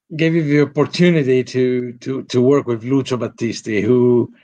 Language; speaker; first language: English; non-native, fluent; Italian